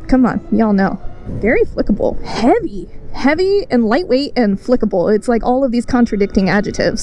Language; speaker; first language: English; native; English